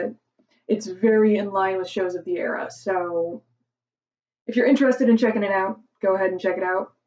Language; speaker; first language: English; native; English